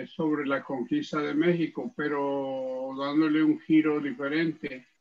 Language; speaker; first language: Spanish; early bilingual, heritage; Spanish